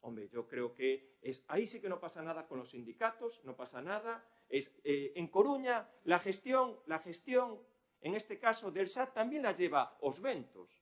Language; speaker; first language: Spanish; native; Spanish